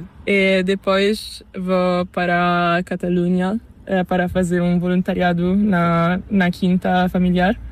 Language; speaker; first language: Spanish; non-native, learner; Portuguese